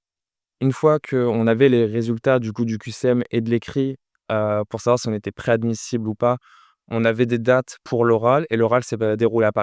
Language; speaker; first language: French; native; French